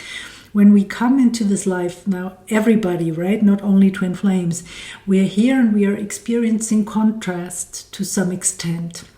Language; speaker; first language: English; non-native, fluent; German